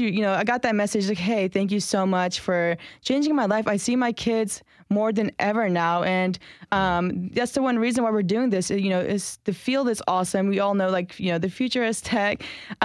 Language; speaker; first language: English; early bilingual, other home language; Kurdish